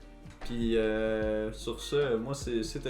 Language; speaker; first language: French; native; French